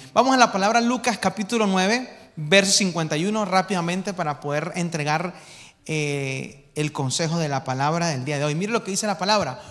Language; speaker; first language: Spanish; native; Spanish